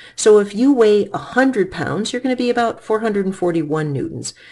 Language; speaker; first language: English; native; English